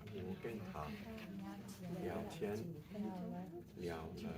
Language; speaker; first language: Chinese; non-native, learner; English